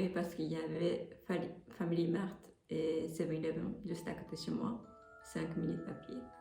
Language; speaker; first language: French; non-native, fluent; Japanese